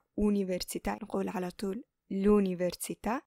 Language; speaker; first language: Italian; non-native, fluent; Arabic